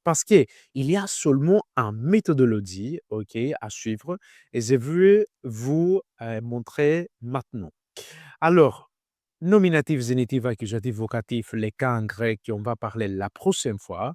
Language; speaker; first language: French; non-native, learner; Greek